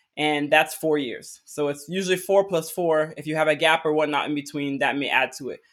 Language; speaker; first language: English; early bilingual, other home language; Akan